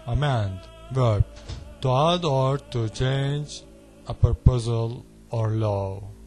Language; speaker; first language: English; non-native, learner; Turkish